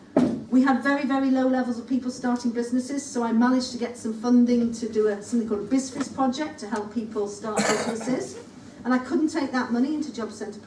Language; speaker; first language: English; native; English